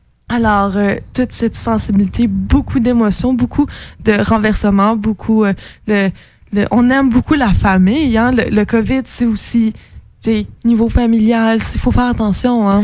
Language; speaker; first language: French; native; French